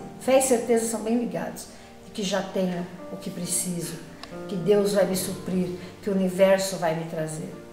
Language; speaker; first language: Portuguese; native; Portuguese